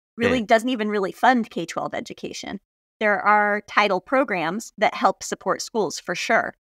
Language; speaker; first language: English; native; English